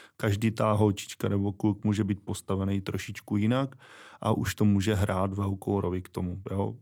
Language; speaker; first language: Czech; native; Czech